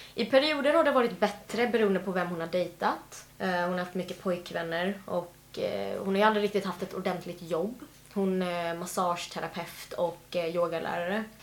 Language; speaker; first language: Swedish; native; Swedish